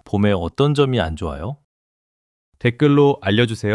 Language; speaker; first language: Korean; non-native, fluent; English